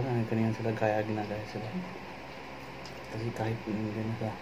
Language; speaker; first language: Filipino; non-native, learner; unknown